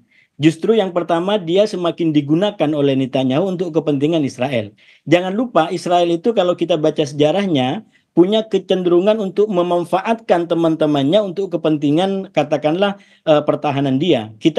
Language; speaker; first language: Indonesian; native; Indonesian